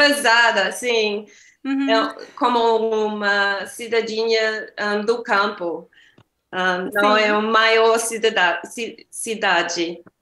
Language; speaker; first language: Portuguese; non-native, learner; English